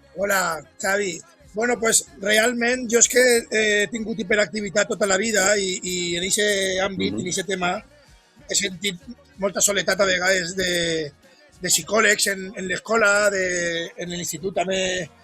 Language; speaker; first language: Catalan; non-native, local second language; Spanish